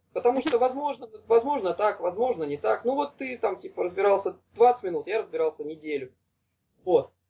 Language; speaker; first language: Russian; native; Russian